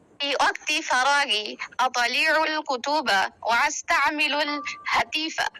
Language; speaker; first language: Arabic; non-native, learner; Bangla